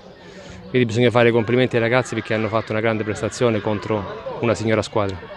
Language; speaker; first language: Italian; native; Italian